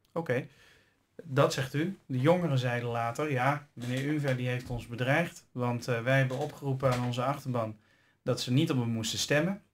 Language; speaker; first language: Dutch; native; Dutch